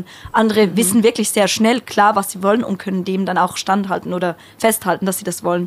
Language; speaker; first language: German; native; German